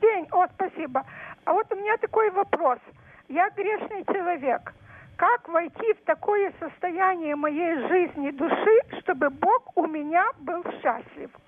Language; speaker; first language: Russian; non-native, local second language; Ukrainian